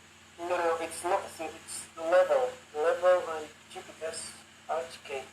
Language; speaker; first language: English; non-native, learner; Turkish